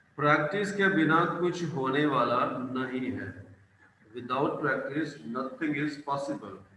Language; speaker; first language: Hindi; non-native, local second language; Punjabi